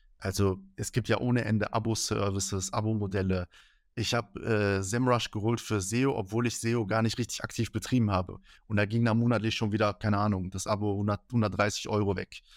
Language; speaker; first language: German; early bilingual, other home language; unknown